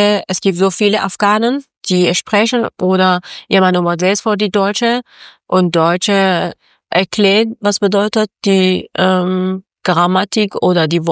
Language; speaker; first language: German; non-native, learner; Persian